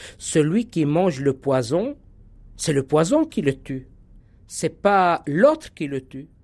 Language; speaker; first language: French; non-native, local second language; Arabic